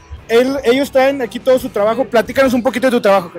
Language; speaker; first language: Spanish; native; Spanish